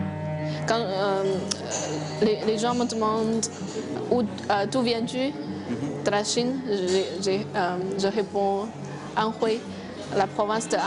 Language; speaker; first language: French; non-native, fluent; Chinese